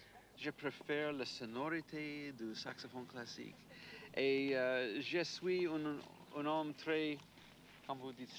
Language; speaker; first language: French; non-native, learner; English